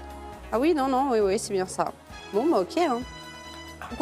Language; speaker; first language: French; native; French